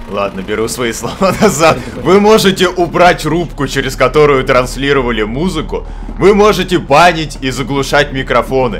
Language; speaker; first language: Russian; native; Russian